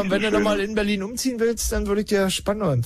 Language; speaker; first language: German; native; German